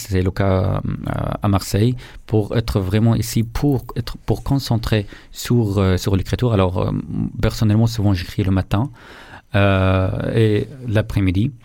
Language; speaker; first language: French; non-native, fluent; Arabic